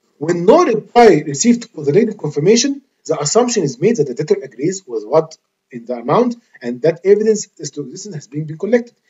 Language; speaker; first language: English; non-native, fluent; Arabic